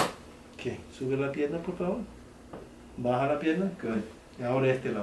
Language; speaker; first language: Spanish; non-native, learner; English